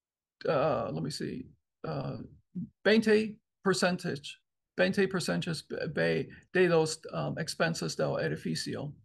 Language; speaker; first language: Spanish; non-native, learner; English